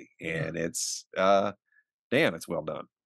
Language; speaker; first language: English; native; English